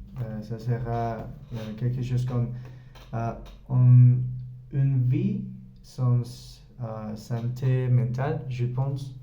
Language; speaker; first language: French; non-native, learner; Spanish